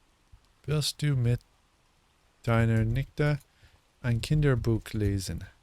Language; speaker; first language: German; non-native, learner; English